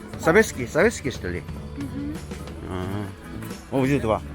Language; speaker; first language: Russian; non-native, learner; Korean